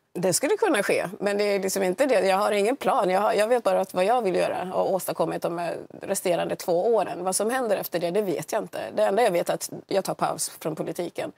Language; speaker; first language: Swedish; early bilingual, other home language; Swahili